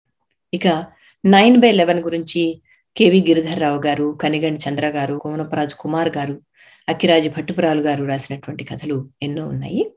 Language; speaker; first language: Telugu; native; Telugu